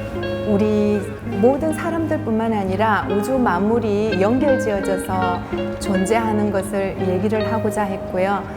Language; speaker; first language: Korean; native; Korean